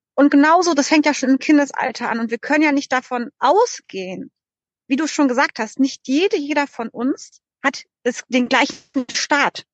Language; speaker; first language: German; early bilingual, other home language; Polish